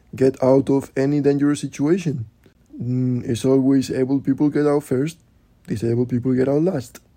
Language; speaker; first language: English; non-native, fluent; Spanish